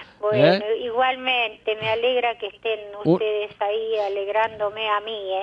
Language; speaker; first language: Spanish; native; Spanish